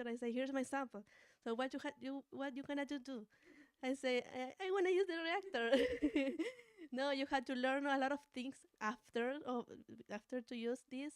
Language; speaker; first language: English; non-native, learner; Spanish